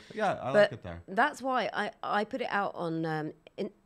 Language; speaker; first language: English; native; English